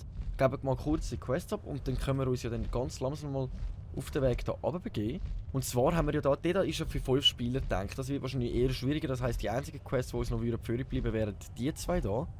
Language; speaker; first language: German; native; German